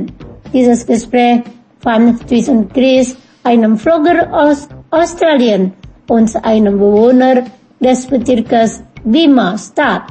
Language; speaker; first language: German; non-native, fluent; Indonesian